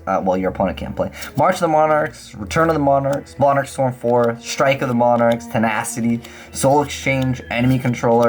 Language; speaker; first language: English; native; English